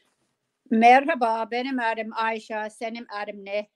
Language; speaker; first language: Turkish; non-native, learner; English